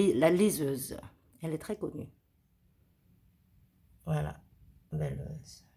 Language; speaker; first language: French; non-native, fluent; Korean